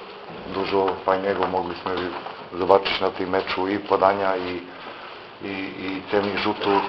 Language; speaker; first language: Polish; non-native, fluent; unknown